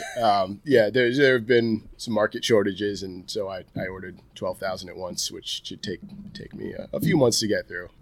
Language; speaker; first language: English; native; English